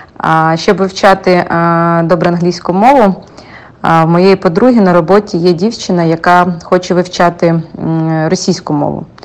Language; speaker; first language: Ukrainian; native; Ukrainian